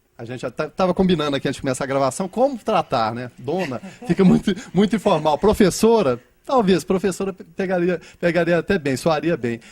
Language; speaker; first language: Portuguese; native; Portuguese